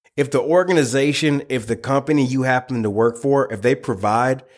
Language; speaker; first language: English; native; English